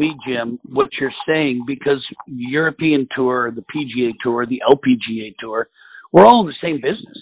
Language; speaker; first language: English; native; English